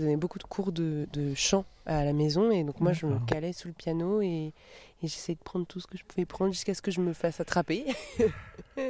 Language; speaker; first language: French; native; French